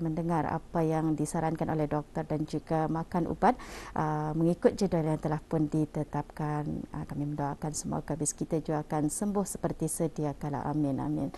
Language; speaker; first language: Malay; native; Malay